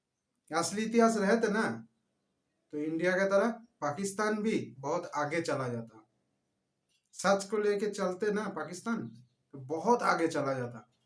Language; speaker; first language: Hindi; non-native, local second language; Bangla